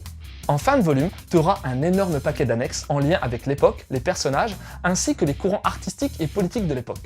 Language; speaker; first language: French; native; French